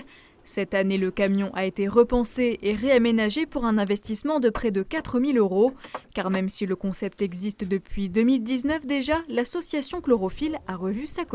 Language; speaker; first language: French; native; French